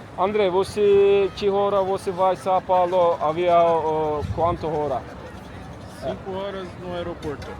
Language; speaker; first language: Portuguese; non-native, learner; Turkish